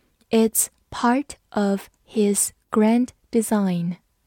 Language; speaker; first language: English; non-native, fluent; Chinese